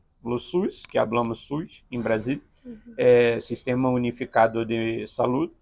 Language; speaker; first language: Spanish; non-native, learner; Portuguese